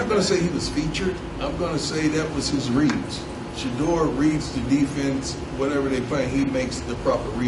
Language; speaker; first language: English; native; English